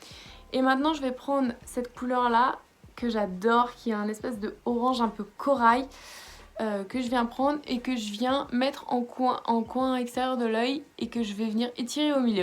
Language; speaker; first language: French; native; French